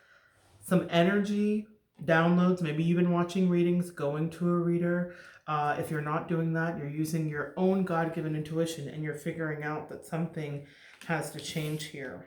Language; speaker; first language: English; native; English